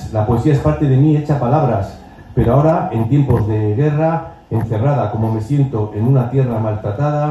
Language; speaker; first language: Spanish; native; Spanish